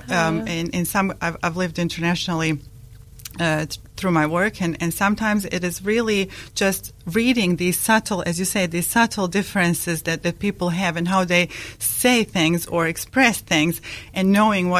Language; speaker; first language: English; non-native, fluent; Bosnian